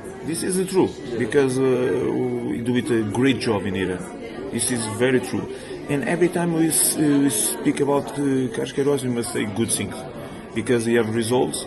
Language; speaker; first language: English; non-native, learner; Portuguese